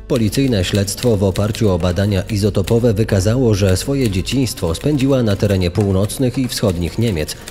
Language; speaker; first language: Polish; native; Polish